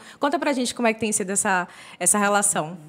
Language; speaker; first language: Portuguese; native; Portuguese